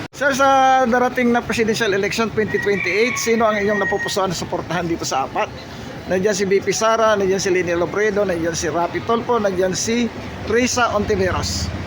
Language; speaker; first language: Filipino; non-native, local second language; Hiligaynon